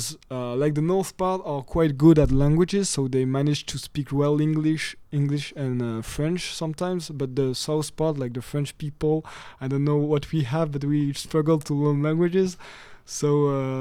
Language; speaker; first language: English; non-native, fluent; French